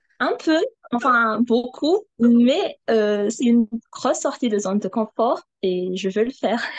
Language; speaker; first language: French; non-native, local second language; Malagasy